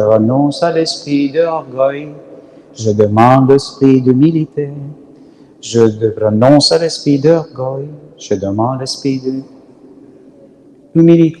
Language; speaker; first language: French; non-native, learner; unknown